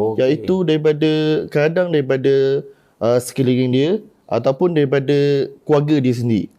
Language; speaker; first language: Malay; non-native, local second language; Chinese